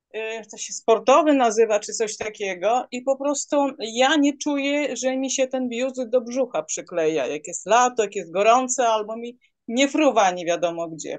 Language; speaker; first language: Polish; native; Polish